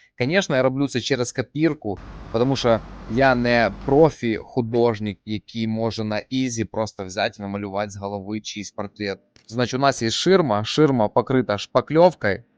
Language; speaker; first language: Ukrainian; non-native, local second language; Russian